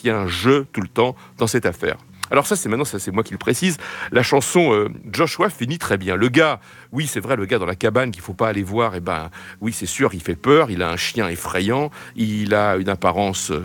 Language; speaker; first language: French; native; French